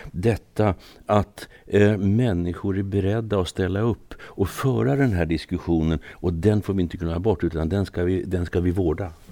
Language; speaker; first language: Swedish; native; Swedish